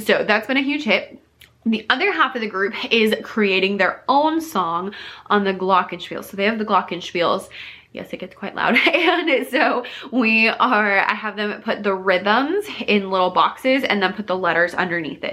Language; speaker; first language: English; native; English